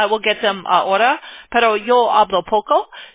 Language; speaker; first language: Spanish; non-native, learner; English